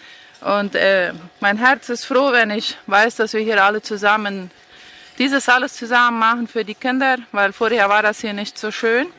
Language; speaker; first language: German; non-native, fluent; Spanish